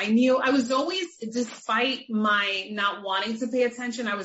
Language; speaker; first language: English; native; English